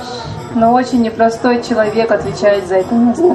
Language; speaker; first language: Russian; native; Russian